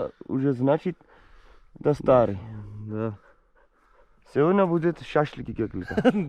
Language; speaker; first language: Russian; non-native, learner; Georgian